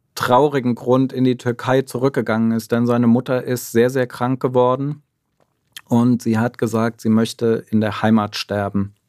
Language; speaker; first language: German; native; German